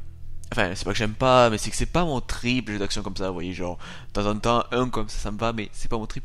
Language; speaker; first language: French; native; French